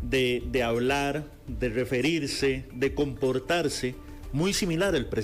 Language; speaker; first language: Spanish; native; Spanish